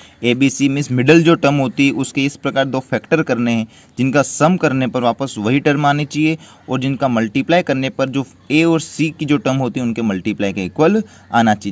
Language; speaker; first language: Hindi; native; Hindi